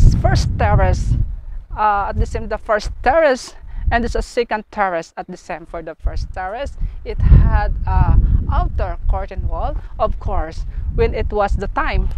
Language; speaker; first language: English; non-native, learner; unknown